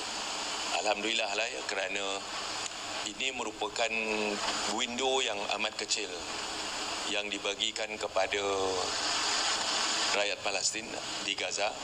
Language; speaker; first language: Malay; native; Malay